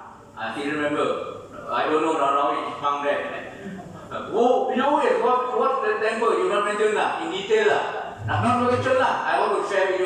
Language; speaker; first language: English; non-native, learner; Thai